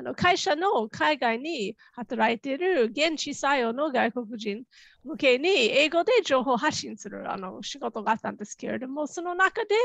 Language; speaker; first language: Japanese; non-native, fluent; English